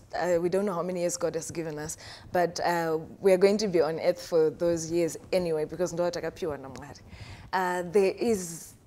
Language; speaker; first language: English; non-native, local second language; Shona